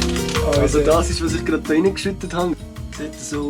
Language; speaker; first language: German; native; German